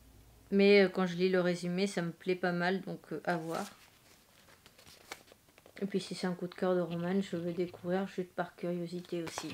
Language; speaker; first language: French; native; French